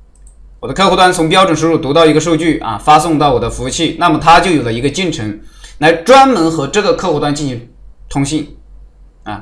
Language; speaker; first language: Chinese; native; Chinese